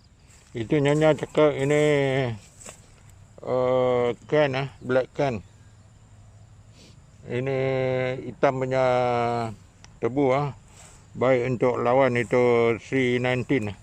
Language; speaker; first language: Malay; non-native, local second language; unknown